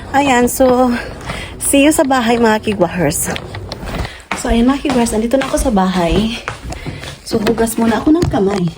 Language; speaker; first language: Filipino; non-native, local second language; Cebuano